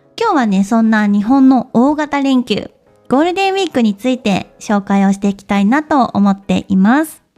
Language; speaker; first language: Japanese; native; Japanese